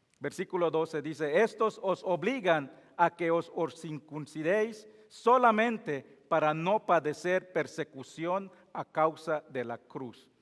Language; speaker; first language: Spanish; non-native, fluent; English